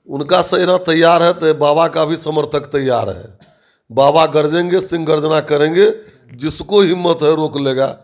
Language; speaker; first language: Hindi; native; Hindi